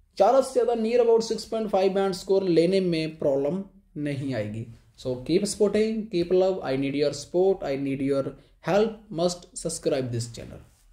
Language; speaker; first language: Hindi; non-native, local second language; Punjabi